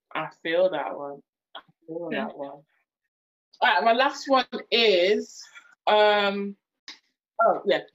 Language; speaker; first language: English; native; English